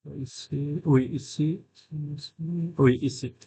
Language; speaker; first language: French; non-native, fluent; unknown